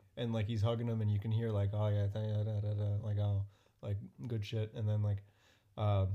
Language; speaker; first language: English; native; English